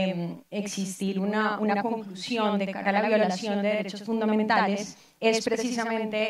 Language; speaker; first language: Spanish; native; Spanish